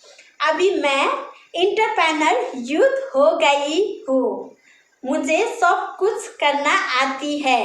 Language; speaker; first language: Hindi; non-native, local second language; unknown